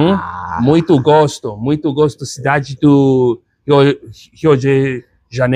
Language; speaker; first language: Portuguese; non-native, learner; English